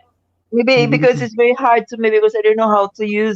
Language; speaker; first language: English; non-native, local second language; Filipino